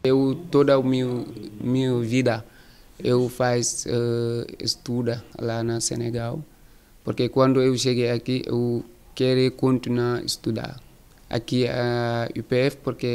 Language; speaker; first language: Portuguese; non-native, learner; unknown